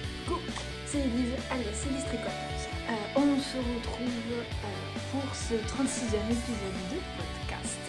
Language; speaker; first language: French; native; French